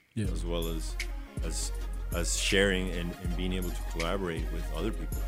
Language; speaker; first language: English; early bilingual, other home language; Spanish